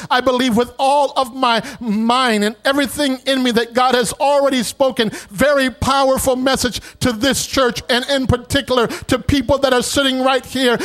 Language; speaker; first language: English; native; English